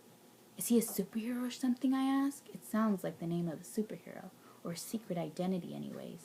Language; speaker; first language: English; native; English